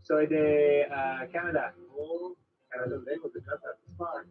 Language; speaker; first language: Spanish; non-native, learner; English